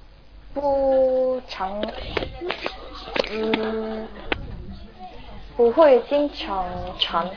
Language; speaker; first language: Chinese; non-native, learner; Korean